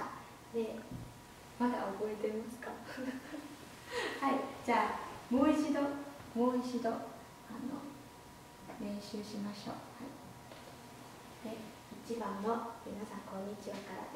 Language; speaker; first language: Japanese; non-native, fluent; Chinese